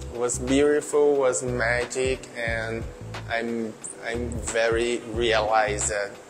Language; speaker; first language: English; non-native, learner; Portuguese